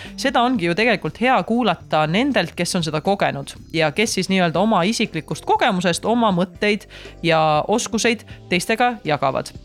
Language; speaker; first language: Estonian; native; Estonian